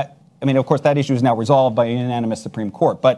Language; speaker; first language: English; native; English